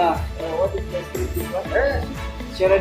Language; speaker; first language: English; non-native, local second language; Filipino